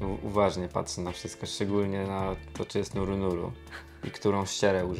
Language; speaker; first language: Polish; native; Polish